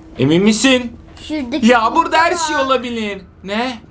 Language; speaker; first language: Turkish; native; Turkish